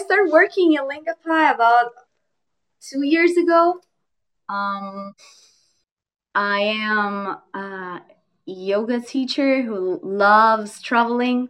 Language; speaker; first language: English; non-native, fluent; Spanish